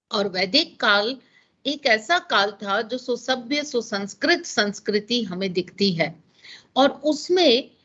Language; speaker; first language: Hindi; non-native, local second language; Gujarati